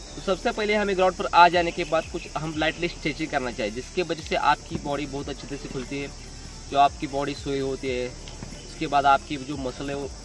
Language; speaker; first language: Hindi; non-native, local second language; Marathi